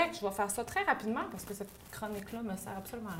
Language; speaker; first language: French; native; French